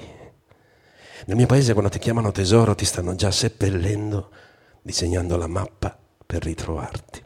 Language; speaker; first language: Italian; native; Italian